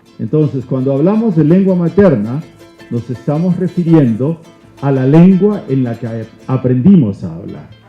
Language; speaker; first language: Spanish; native; Spanish